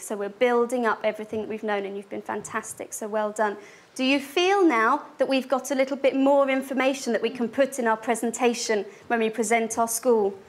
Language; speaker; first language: English; native; English